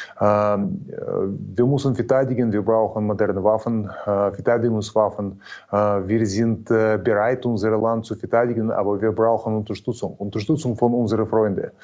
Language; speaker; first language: German; non-native, learner; Ukrainian